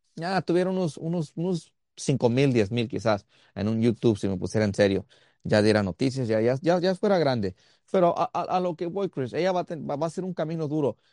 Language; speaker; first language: Spanish; early bilingual, heritage; Spanish